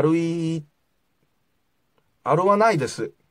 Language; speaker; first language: Japanese; non-native, learner; Korean